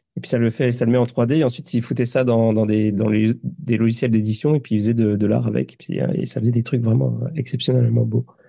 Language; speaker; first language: French; native; French